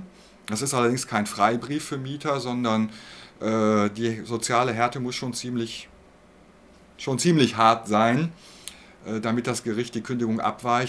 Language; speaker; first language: German; native; German